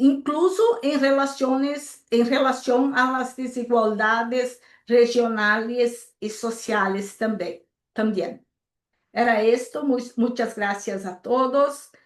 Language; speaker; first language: Spanish; non-native, local second language; Portuguese